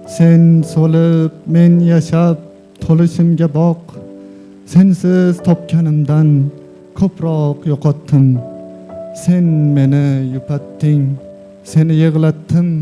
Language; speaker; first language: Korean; non-native, fluent; Uzbek